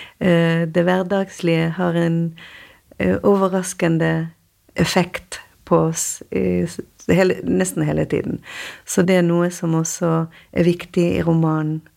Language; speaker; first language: Norwegian; non-native, fluent; Spanish